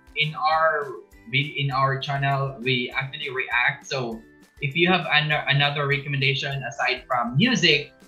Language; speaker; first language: English; non-native, local second language; Filipino